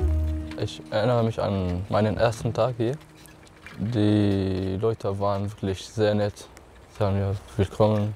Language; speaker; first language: German; non-native, learner; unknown